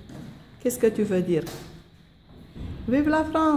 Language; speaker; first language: French; non-native, fluent; Romanian